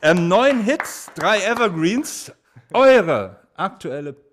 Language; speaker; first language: German; native; German